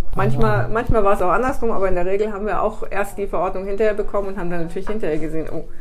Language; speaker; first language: German; native; German